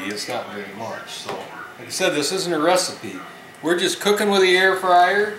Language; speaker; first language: English; native; English